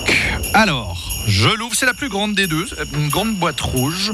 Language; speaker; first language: French; native; French